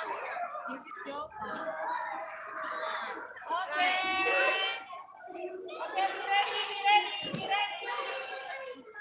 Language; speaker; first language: English; non-native, learner; Indonesian